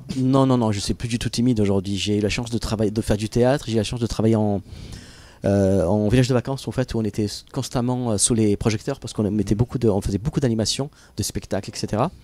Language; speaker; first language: French; non-native, fluent; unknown